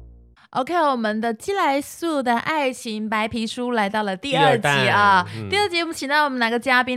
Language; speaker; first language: Chinese; native; Chinese